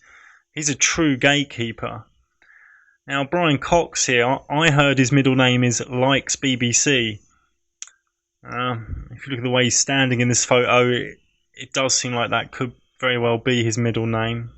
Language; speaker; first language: English; native; English